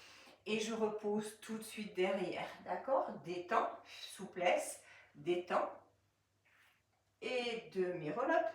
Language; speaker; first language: French; native; French